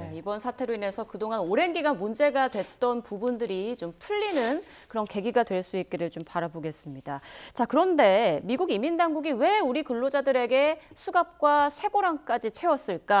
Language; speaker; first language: Korean; native; Korean